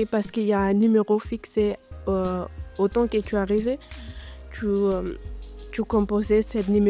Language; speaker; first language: French; non-native, learner; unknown